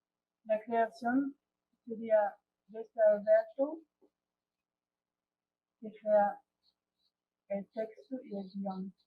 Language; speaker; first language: Spanish; non-native, fluent; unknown